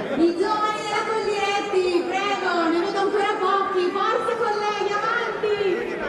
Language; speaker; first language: Italian; native; Italian